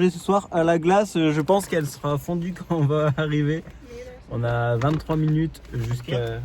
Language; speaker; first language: French; native; French